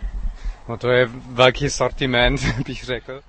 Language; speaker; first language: Czech; non-native, fluent; German